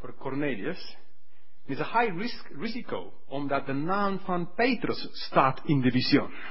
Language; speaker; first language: Dutch; non-native, fluent; English